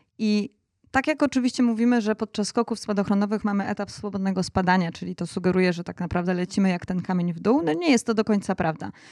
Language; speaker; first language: Polish; native; Polish